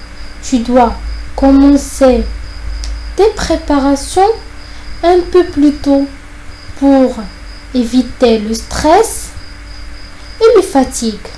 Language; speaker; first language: French; non-native, fluent; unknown